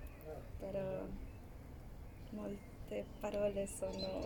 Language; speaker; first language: Italian; non-native, learner; Spanish